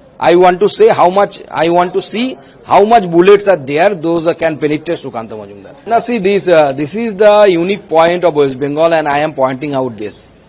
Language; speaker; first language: English; non-native, local second language; Bangla